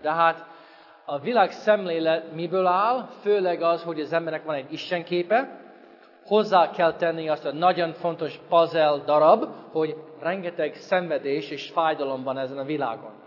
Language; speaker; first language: Hungarian; non-native, fluent; English